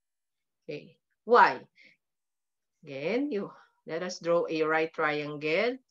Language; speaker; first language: English; non-native, local second language; Filipino